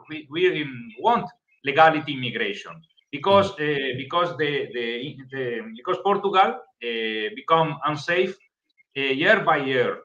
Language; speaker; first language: English; non-native, learner; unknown